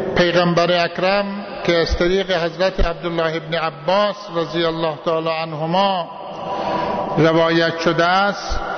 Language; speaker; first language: Persian; native; Persian